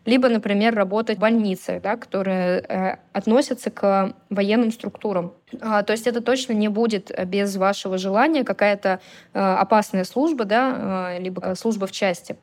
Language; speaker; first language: Russian; native; Russian